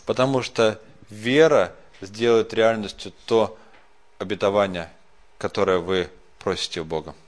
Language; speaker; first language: Russian; native; Russian